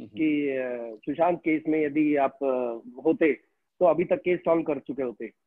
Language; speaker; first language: Hindi; native; Hindi